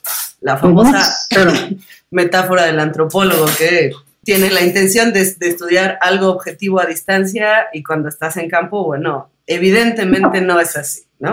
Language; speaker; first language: Spanish; native; Spanish